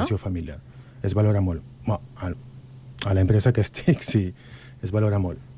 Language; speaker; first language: Catalan; non-native, learner; Spanish